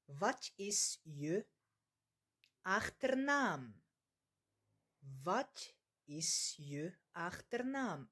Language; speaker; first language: Dutch; non-native, learner; Arabic